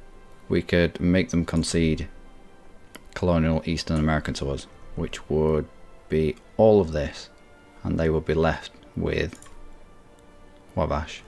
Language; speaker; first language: English; native; English